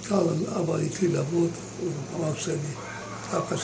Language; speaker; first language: Hebrew; non-native, fluent; Romanian